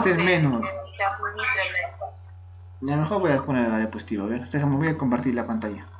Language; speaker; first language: Spanish; native; Spanish